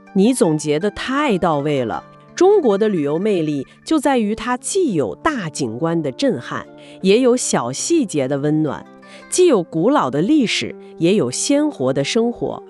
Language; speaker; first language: Chinese; native; Chinese